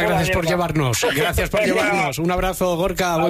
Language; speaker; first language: Spanish; native; Spanish